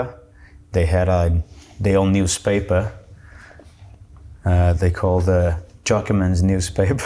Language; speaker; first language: English; non-native, fluent; Portuguese